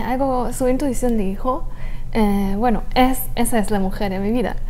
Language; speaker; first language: Spanish; non-native, fluent; German